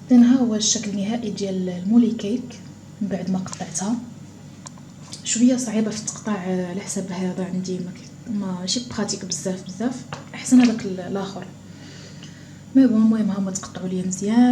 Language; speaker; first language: Arabic; native; Arabic